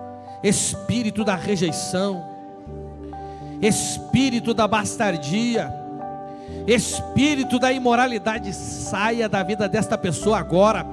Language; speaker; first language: Portuguese; native; Portuguese